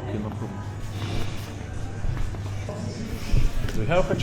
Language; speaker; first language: English; non-native, learner; Lithuanian